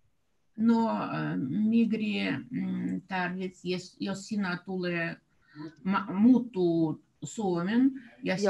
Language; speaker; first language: Finnish; non-native, learner; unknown